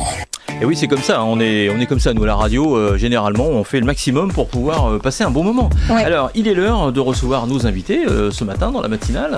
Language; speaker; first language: French; native; French